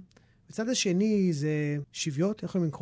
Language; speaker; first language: Hebrew; early bilingual, heritage; English